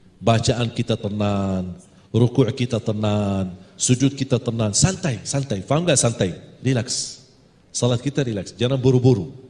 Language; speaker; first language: Malay; non-native, fluent; Arabic